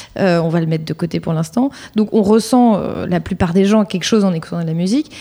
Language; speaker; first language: French; native; French